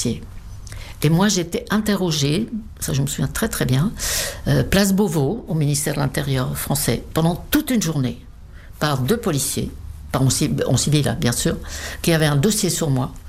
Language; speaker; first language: French; non-native, fluent; Czech